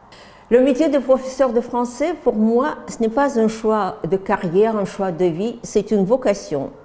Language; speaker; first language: French; non-native, fluent; Russian